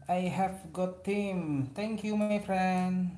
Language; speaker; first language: English; non-native, learner; Indonesian